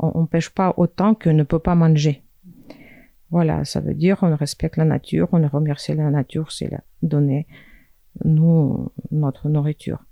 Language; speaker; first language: French; non-native, fluent; Russian